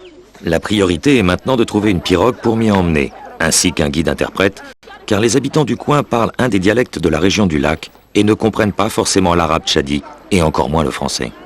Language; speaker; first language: French; native; French